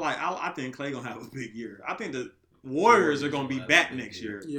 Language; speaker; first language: English; native; English